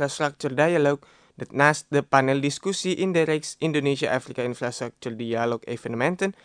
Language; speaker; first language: Dutch; non-native, fluent; Indonesian